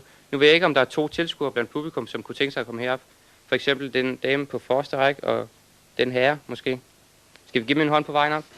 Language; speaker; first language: Danish; native; Danish